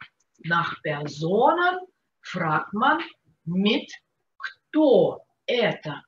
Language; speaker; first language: German; non-native, fluent; Russian